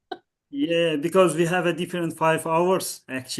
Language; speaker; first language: English; non-native, learner; Azerbaijani